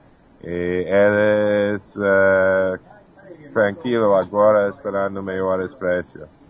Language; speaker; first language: Portuguese; non-native, fluent; English